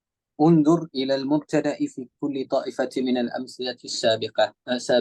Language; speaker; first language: Arabic; non-native, learner; Indonesian